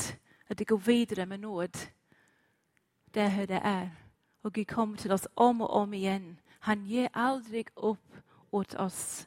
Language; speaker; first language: Swedish; non-native, fluent; English